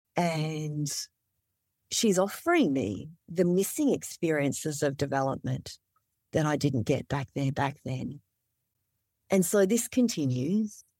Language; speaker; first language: English; native; English